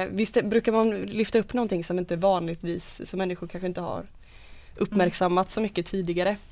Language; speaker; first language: Swedish; native; Swedish